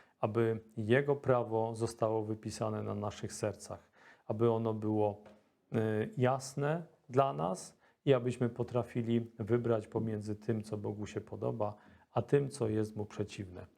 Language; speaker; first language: Polish; native; Polish